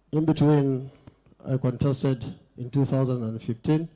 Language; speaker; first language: English; non-native, local second language; Hausa